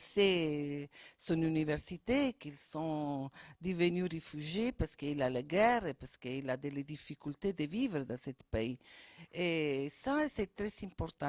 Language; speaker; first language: French; non-native, fluent; Italian